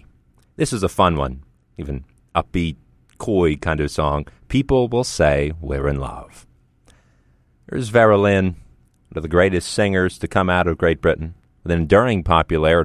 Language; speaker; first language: English; native; English